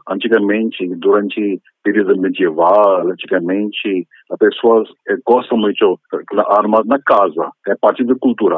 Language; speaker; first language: Portuguese; non-native, fluent; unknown